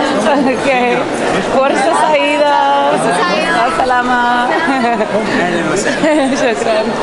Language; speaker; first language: Arabic; non-native, learner; English